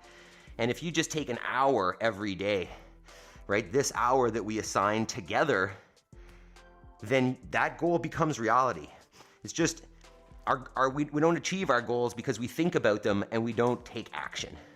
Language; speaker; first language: English; native; English